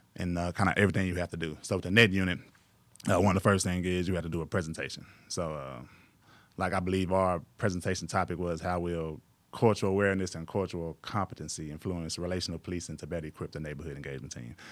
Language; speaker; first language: English; native; English